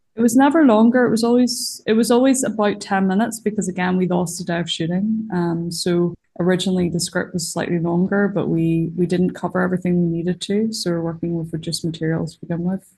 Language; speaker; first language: English; native; English